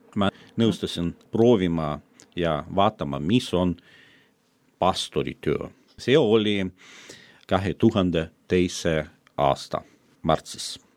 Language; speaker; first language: Estonian; non-native, fluent; Russian